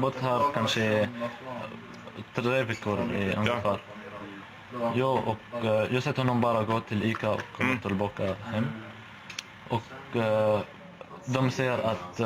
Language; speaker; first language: Swedish; non-native, learner; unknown